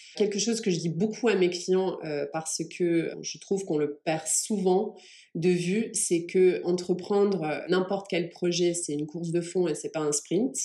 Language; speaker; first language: French; early bilingual, other home language; English